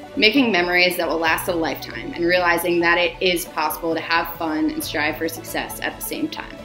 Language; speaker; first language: English; native; English